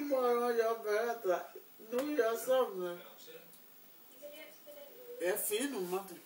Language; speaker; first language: Swedish; non-native, learner; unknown